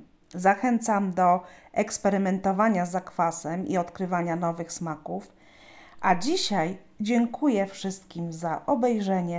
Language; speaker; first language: Polish; native; Polish